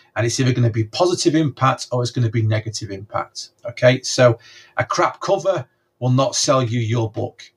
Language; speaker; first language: English; native; English